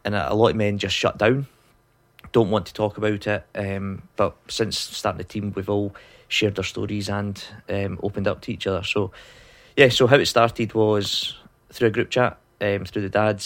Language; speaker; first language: English; native; English